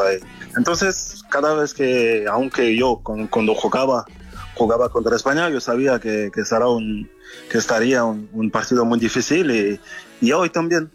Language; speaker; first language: Spanish; non-native, fluent; French